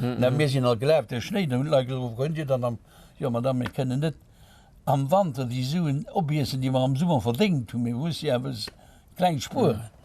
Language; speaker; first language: Luxembourgish; native; Luxembourgish